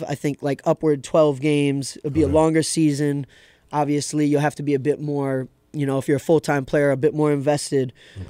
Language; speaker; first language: English; native; English